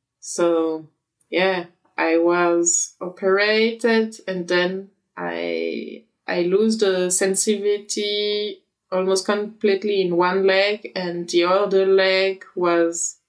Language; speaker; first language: English; non-native, fluent; French